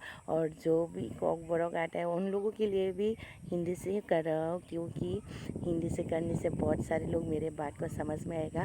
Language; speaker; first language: Hindi; non-native, local second language; Kok Borok